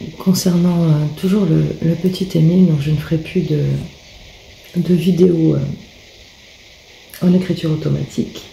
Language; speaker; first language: French; native; French